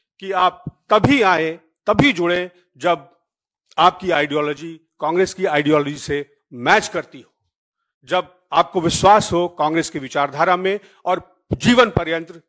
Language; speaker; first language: Hindi; native; Hindi